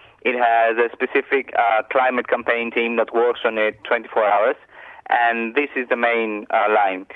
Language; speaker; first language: English; non-native, fluent; Greek